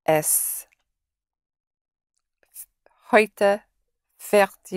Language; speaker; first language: German; non-native, learner; English